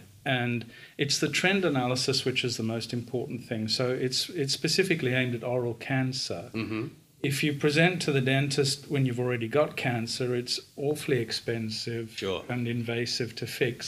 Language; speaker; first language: English; native; English